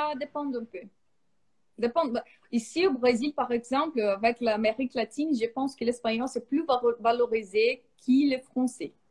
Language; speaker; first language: French; non-native, fluent; Portuguese